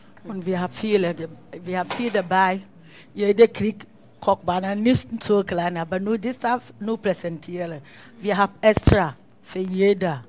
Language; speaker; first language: German; non-native, learner; Akan